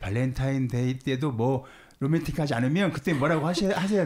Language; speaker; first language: Korean; native; Korean